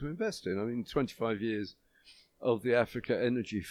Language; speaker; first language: English; native; English